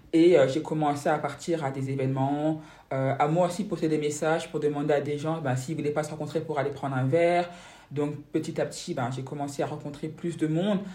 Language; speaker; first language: French; native; French